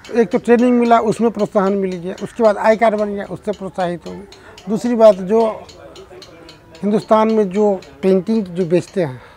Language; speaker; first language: Hindi; native; Hindi